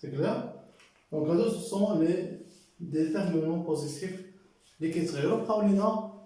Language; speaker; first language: French; non-native, local second language; Arabic